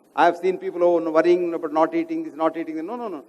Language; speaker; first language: English; non-native, local second language; Kannada